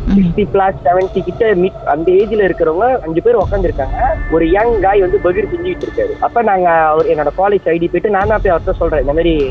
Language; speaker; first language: Tamil; early bilingual, heritage; Tamil